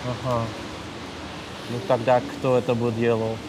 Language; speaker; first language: Russian; non-native, fluent; Dutch